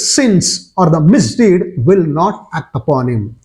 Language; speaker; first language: English; non-native, local second language; Kannada